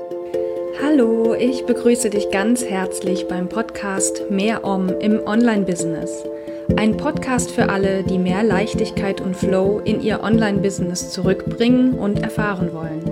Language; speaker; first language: German; native; German